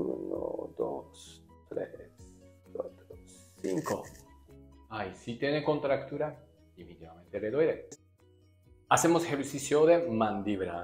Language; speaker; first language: Spanish; non-native, learner; Japanese